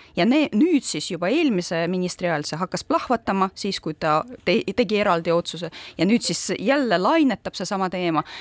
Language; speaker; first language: Estonian; non-native, local second language; Russian